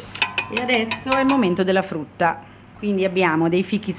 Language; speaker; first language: Italian; native; Italian